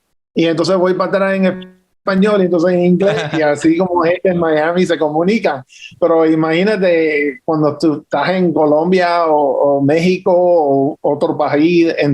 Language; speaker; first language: Spanish; early bilingual, heritage; English